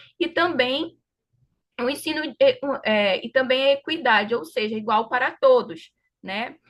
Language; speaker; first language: Portuguese; native; Portuguese